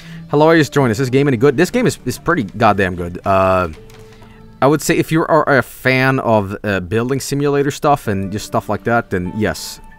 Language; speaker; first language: English; non-native, fluent; Swedish